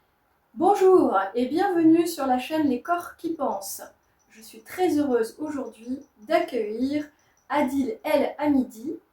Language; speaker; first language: French; native; French